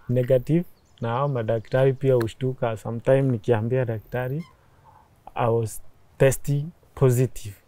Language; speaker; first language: English; non-native, local second language; Meru